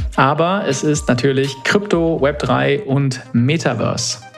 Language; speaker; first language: German; native; German